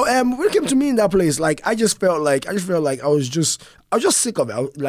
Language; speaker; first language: English; early bilingual, other home language; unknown